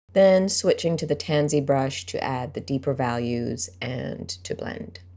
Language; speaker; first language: English; native; English